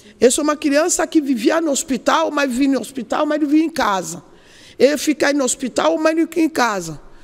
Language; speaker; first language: Portuguese; non-native, learner; Yoruba